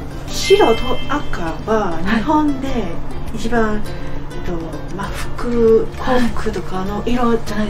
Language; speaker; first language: Japanese; non-native, fluent; Cantonese